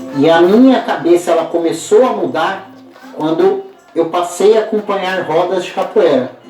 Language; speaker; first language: Portuguese; native; Portuguese